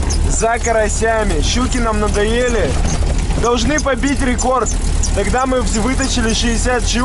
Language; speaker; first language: Russian; native; Russian